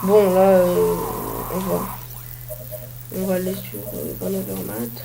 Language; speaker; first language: French; native; French